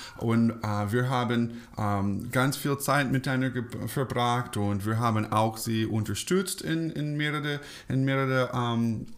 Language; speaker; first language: German; non-native, fluent; English